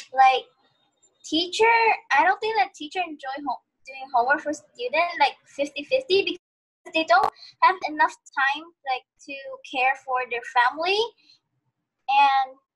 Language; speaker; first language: English; non-native, learner; Vietnamese